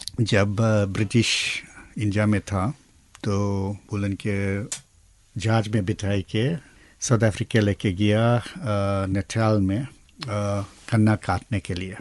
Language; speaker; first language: Hindi; early bilingual, heritage; Hindi